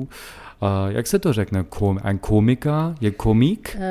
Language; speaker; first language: Czech; non-native, learner; German